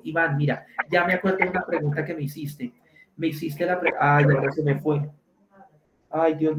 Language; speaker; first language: Spanish; native; Spanish